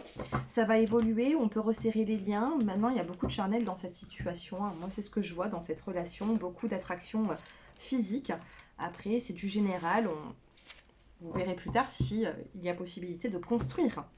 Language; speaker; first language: French; native; French